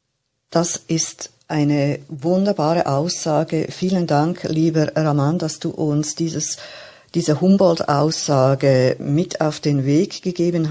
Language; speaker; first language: German; native; German